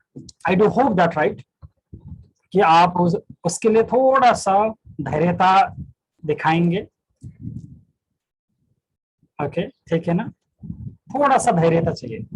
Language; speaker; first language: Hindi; non-native, fluent; Nepali